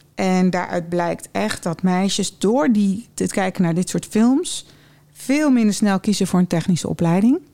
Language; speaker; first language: Dutch; early bilingual, other home language; German